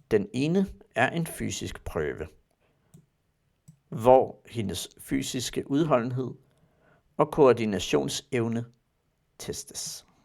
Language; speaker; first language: Danish; non-native, learner; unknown